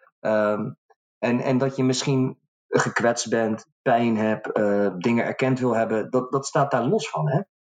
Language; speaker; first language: Dutch; early bilingual, other home language; Arabic